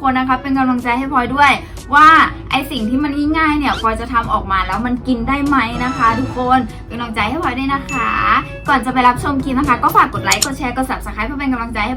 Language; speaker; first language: Thai; native; Thai